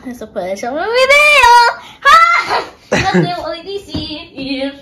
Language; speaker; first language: Spanish; early bilingual, heritage; Spanish